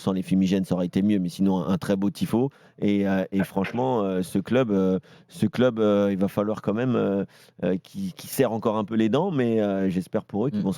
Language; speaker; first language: French; native; French